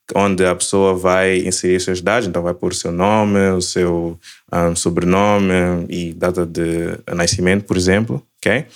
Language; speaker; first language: Portuguese; native; Portuguese